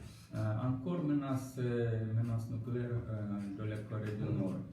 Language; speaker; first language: French; non-native, learner; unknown